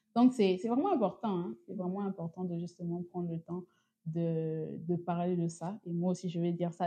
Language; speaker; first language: French; non-native, local second language; Lingala